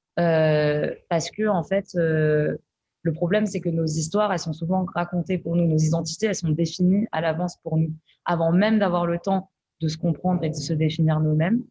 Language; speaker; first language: French; native; French